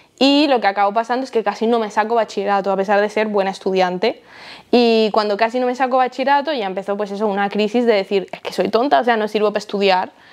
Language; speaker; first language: Spanish; early bilingual, heritage; Spanish